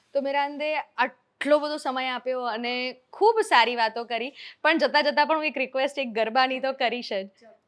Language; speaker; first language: Gujarati; native; Gujarati